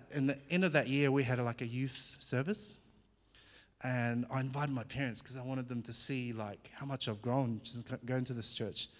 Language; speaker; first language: English; early bilingual, other home language; Fijian